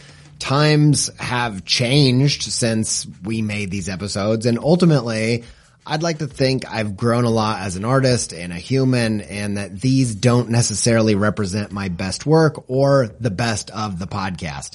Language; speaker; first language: English; native; English